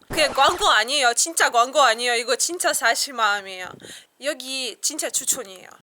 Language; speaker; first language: Korean; non-native, fluent; Russian